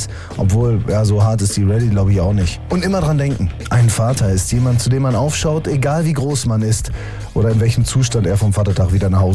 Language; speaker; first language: German; native; German